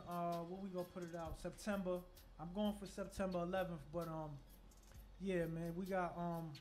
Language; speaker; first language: English; native; English